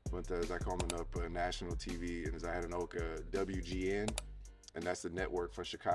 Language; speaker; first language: Dutch; non-native, fluent; English